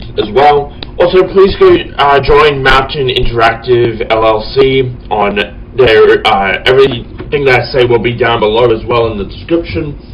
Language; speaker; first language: English; native; English